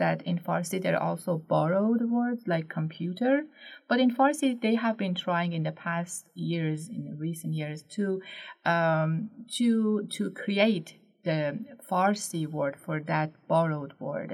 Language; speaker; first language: English; non-native, fluent; Persian